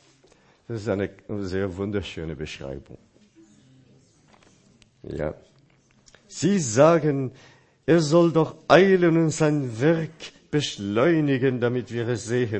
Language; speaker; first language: German; non-native, fluent; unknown